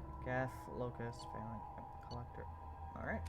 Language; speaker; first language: English; native; English